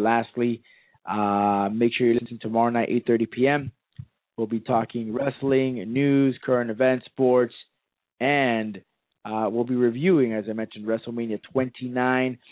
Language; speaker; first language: English; early bilingual, other home language; Spanish